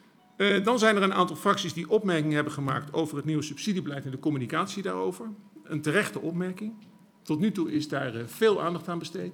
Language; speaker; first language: Dutch; native; Dutch